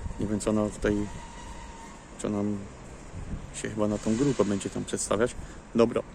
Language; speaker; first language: Polish; native; Polish